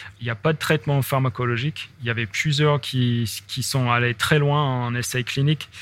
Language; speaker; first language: French; non-native, fluent; English